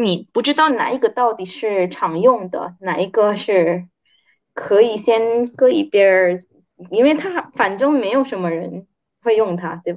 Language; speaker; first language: Chinese; early bilingual, heritage; Chinese